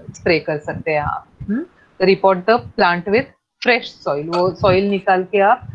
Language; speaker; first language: Hindi; non-native, local second language; Marathi